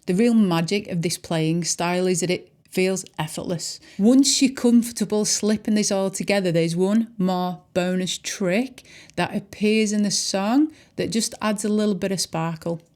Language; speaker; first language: English; native; English